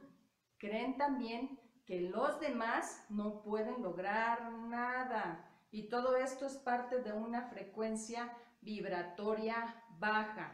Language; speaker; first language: Spanish; native; Spanish